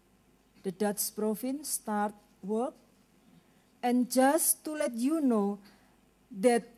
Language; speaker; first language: English; non-native, learner; Indonesian